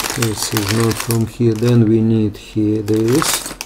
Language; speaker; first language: English; non-native, fluent; Russian